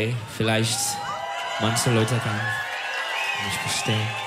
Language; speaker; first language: German; non-native, learner; Turkish